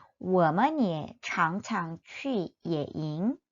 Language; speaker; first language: Chinese; non-native, fluent; Korean